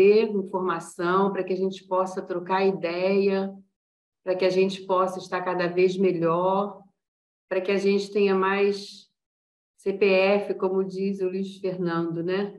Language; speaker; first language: Portuguese; native; Portuguese